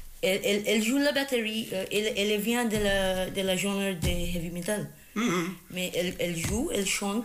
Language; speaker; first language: French; non-native, learner; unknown